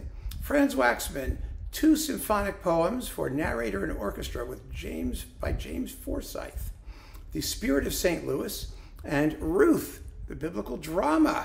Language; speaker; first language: English; native; English